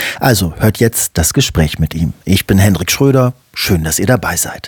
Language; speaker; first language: German; native; German